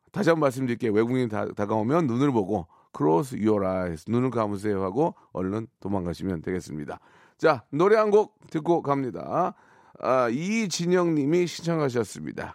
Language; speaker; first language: Korean; native; Korean